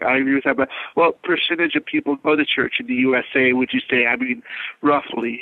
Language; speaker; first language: English; native; English